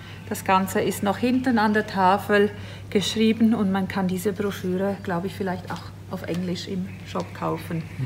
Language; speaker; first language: German; native; German